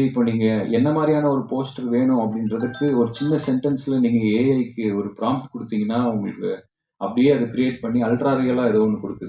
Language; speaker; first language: Tamil; native; Tamil